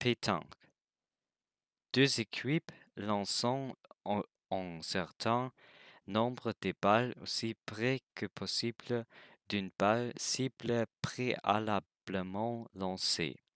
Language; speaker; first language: French; non-native, learner; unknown